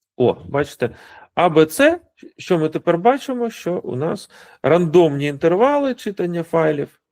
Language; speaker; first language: Ukrainian; non-native, local second language; Russian